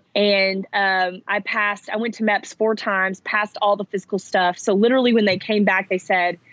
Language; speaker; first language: English; early bilingual, other home language; Italian